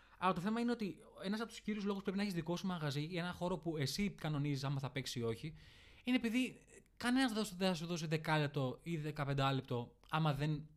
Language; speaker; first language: Greek; native; Greek